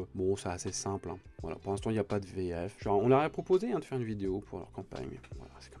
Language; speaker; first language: French; native; French